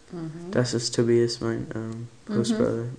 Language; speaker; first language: German; non-native, learner; English